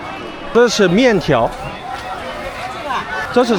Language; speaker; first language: Chinese; non-native, learner; Korean